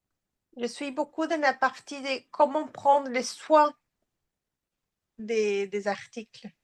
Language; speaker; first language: French; non-native, fluent; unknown